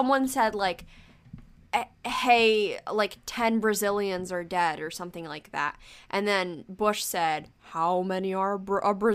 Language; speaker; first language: English; early bilingual, other home language; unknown